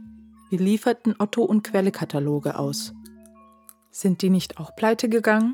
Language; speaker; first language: German; early bilingual, other home language; Turkish